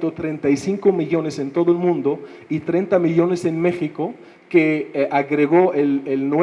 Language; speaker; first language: Spanish; non-native, fluent; Arabic